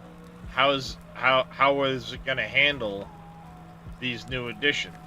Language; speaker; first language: English; native; English